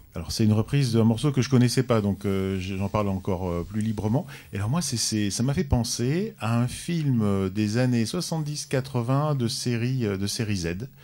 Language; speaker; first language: French; native; French